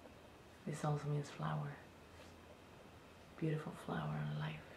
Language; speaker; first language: English; non-native, fluent; Swedish